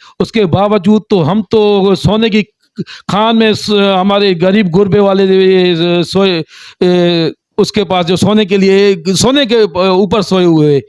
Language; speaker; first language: Urdu; non-native, local second language; Sindhi